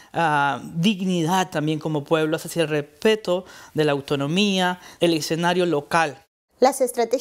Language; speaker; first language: Spanish; native; Spanish